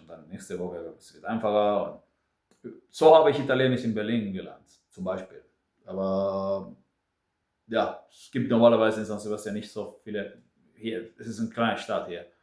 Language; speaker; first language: German; non-native, fluent; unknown